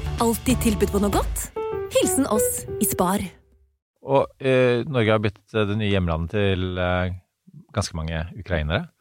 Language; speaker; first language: Norwegian; native; Norwegian